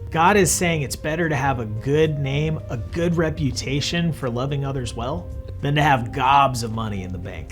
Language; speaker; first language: English; native; English